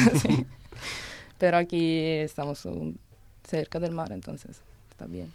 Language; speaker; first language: Spanish; non-native, learner; Italian